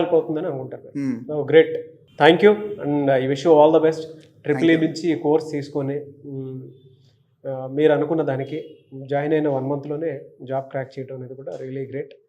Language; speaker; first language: Telugu; native; Telugu